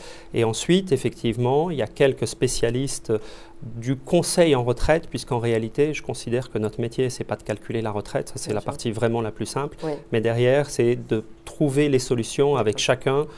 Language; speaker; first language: French; native; French